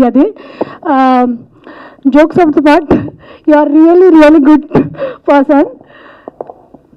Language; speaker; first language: Telugu; native; Telugu